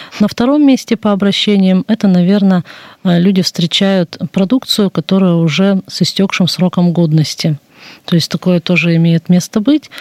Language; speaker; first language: Russian; native; Russian